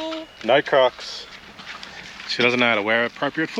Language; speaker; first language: English; native; English